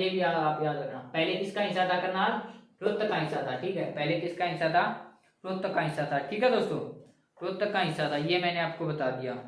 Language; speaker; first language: Hindi; native; Hindi